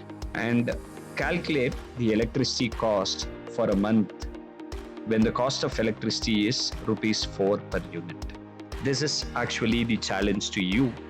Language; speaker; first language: English; non-native, local second language; Tamil